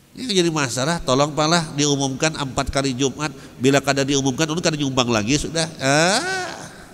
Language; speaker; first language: Indonesian; non-native, local second language; Banjar